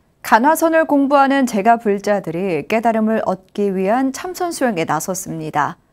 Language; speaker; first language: Korean; native; Korean